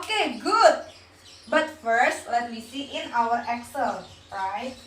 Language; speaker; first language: English; non-native, learner; Indonesian